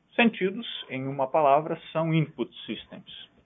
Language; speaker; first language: Portuguese; non-native, local second language; German